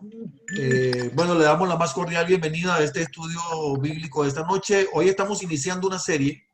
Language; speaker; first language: Spanish; native; Spanish